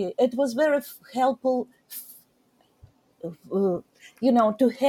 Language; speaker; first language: English; non-native, learner; Ukrainian